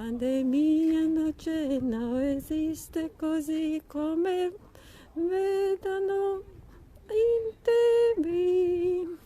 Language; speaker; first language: Italian; non-native, learner; Latvian